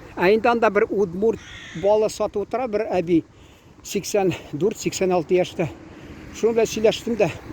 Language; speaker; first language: Tatar; native; Tatar